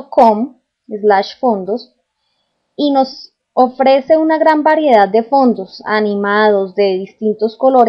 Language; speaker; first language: Spanish; native; Spanish